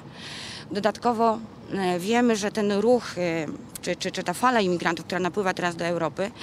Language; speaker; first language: Polish; native; Polish